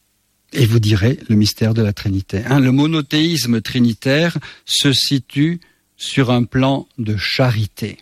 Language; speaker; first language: French; native; French